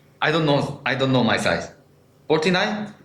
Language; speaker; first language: English; non-native, learner; Korean